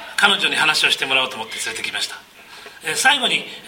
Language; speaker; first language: Japanese; native; Japanese